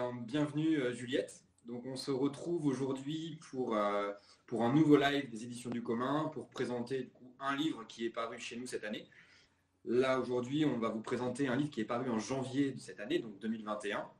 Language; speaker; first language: French; native; French